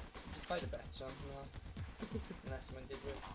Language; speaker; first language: Welsh; native; Welsh